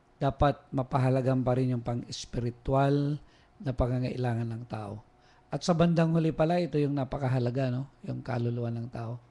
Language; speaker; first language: Filipino; non-native, local second language; Iloko